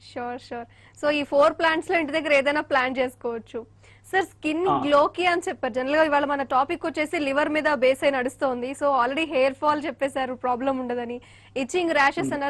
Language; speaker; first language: Telugu; native; Telugu